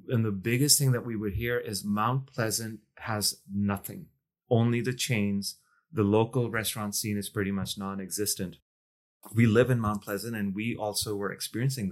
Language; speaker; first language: English; non-native, local second language; Urdu